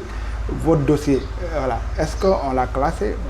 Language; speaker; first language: French; non-native, local second language; Wolof